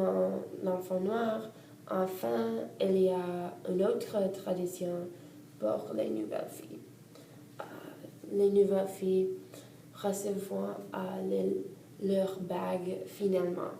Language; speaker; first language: French; non-native, learner; English